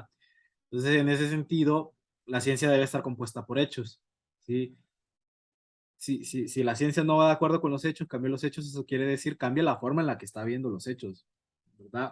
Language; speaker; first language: Spanish; native; Spanish